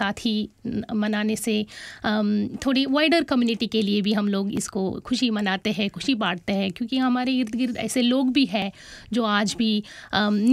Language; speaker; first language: Hindi; non-native, local second language; Kannada